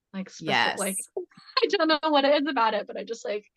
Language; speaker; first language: English; native; English